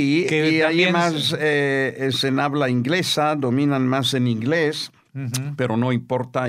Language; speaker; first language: Spanish; non-native, fluent; Hebrew